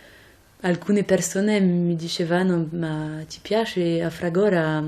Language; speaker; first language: Italian; non-native, fluent; French